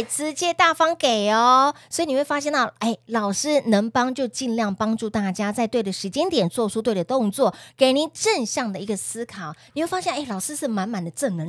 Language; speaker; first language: Chinese; native; Chinese